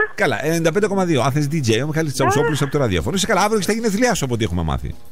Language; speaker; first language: Greek; native; Greek